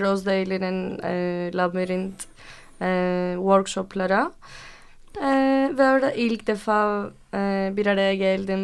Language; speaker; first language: Turkish; non-native, fluent; Greek